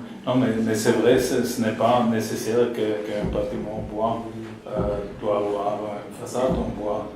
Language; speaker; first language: French; non-native, learner; German